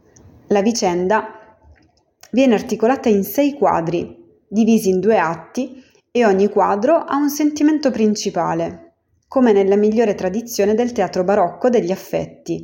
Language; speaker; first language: Italian; native; Italian